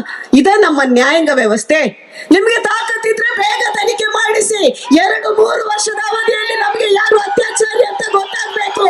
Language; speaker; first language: Kannada; native; Kannada